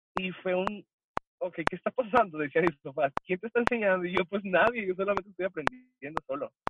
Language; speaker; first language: Spanish; early bilingual, heritage; Spanish